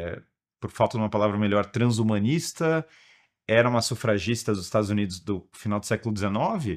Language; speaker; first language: Portuguese; native; Portuguese